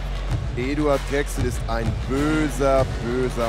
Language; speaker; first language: German; native; German